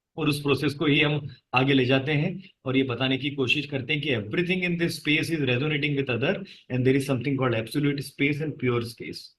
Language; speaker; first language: Hindi; native; Hindi